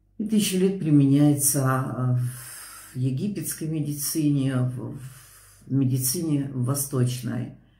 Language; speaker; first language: Russian; native; Russian